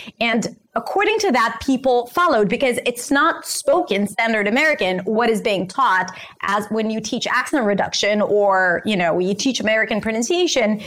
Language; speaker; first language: English; non-native, fluent; Hebrew